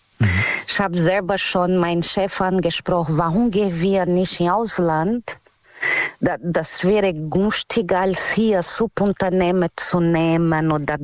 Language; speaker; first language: German; non-native, learner; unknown